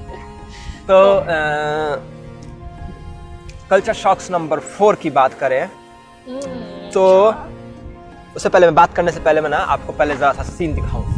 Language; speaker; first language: Hindi; native; Hindi